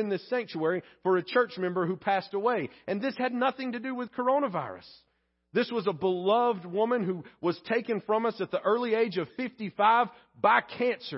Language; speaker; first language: English; native; English